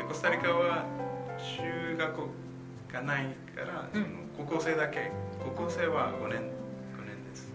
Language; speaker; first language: Japanese; non-native, learner; Spanish